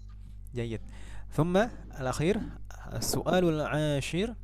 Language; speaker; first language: Arabic; non-native, fluent; Indonesian